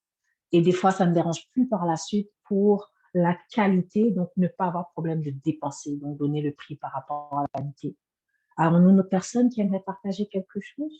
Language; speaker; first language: French; native; French